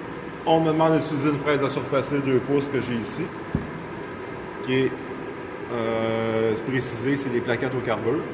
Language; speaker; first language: French; native; French